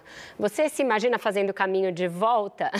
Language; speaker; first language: Portuguese; native; Portuguese